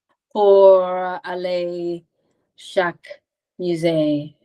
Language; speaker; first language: French; non-native, learner; English